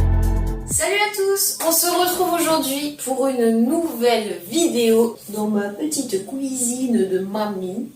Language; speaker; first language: French; native; French